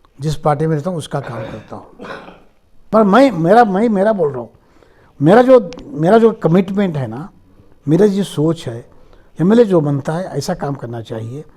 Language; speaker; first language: Hindi; non-native, local second language; Marathi